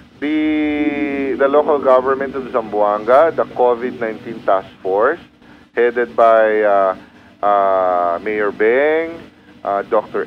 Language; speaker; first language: English; non-native, local second language; Chavacano